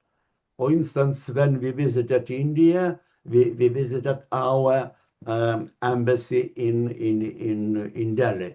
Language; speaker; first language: English; non-native, learner; Lithuanian